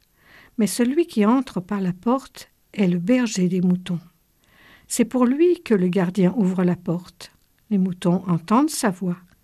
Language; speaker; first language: French; native; French